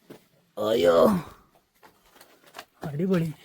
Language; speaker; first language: Malayalam; native; Malayalam